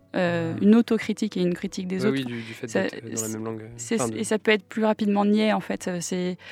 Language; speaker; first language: French; non-native, local second language; English